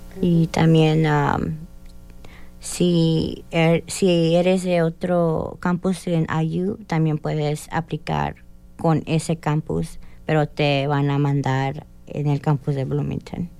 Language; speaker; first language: Spanish; early bilingual, heritage; Spanish